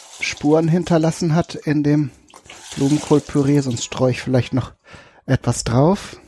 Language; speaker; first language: German; native; German